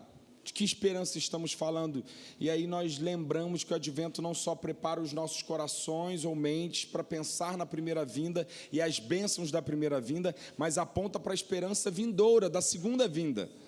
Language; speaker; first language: Portuguese; native; Portuguese